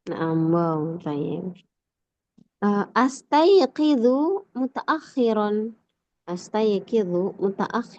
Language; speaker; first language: Arabic; non-native, fluent; Indonesian